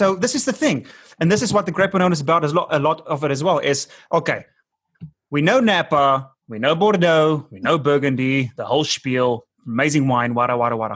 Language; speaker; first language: English; non-native, local second language; Afrikaans